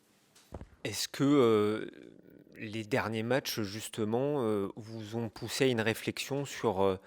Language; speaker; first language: French; native; French